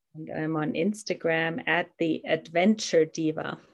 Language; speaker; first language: English; non-native, fluent; German